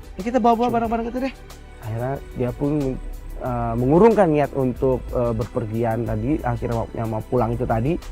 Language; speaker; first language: Indonesian; native; Indonesian